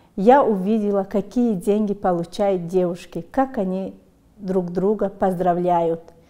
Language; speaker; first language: Russian; non-native, local second language; Tajik